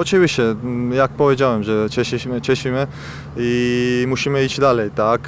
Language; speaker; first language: Polish; non-native, learner; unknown